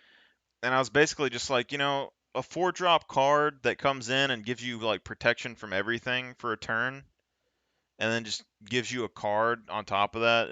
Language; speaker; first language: English; native; English